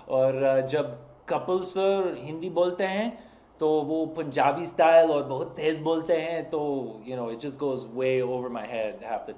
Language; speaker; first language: Hindi; non-native, learner; English